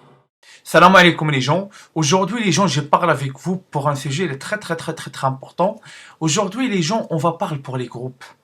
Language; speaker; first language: French; non-native, learner; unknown